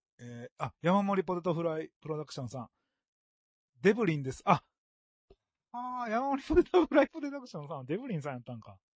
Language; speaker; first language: Japanese; native; Japanese